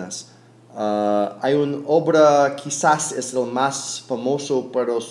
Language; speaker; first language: Spanish; non-native, fluent; English